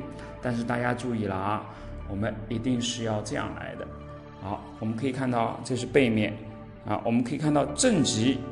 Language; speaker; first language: Chinese; native; Chinese